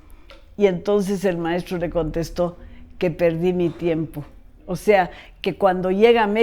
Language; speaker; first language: Spanish; native; Spanish